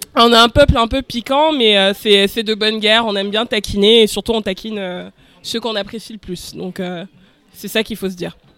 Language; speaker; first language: French; early bilingual, other home language; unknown